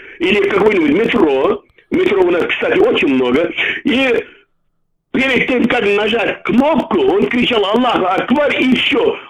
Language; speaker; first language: Russian; non-native, local second language; Uzbek